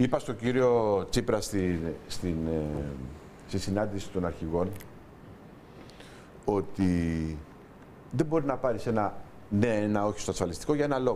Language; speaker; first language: Greek; native; Greek